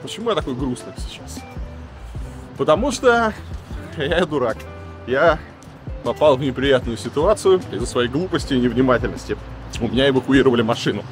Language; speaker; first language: Russian; native; Russian